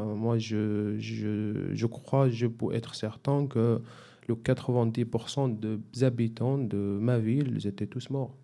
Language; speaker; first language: French; non-native, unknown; Arabic